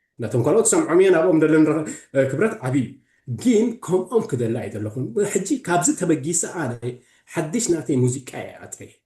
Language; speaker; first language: Tigrinya; early bilingual, heritage; Tigrinya